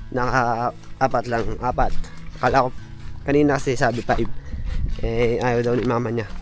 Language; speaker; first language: Filipino; native; Filipino